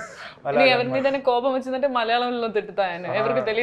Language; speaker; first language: Telugu; non-native, learner; Malayalam